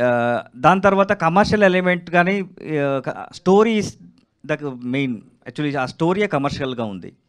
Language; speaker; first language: Telugu; non-native, learner; Kannada